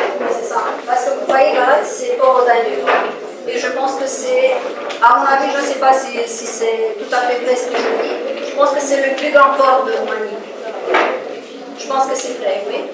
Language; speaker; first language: French; non-native, fluent; Romanian